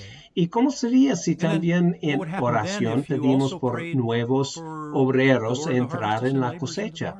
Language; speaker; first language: Spanish; non-native, fluent; English